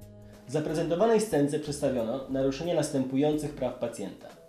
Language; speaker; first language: Polish; native; Polish